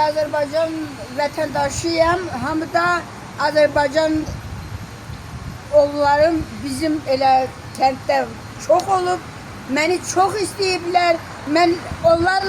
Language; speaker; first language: Azerbaijani; non-native, local second language; Armenian